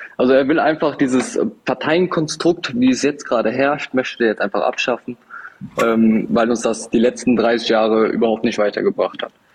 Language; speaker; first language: German; native; German